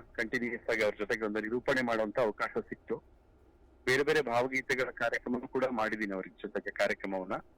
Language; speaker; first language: Kannada; native; Kannada